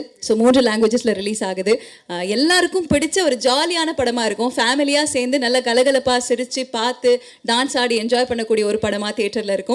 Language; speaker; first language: Tamil; native; Tamil